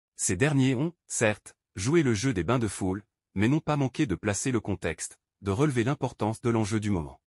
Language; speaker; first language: French; non-native, local second language; Arabic